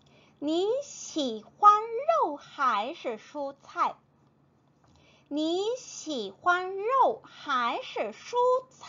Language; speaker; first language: Chinese; non-native, fluent; Korean